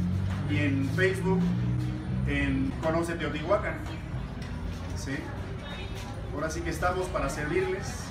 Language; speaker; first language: Spanish; native; Spanish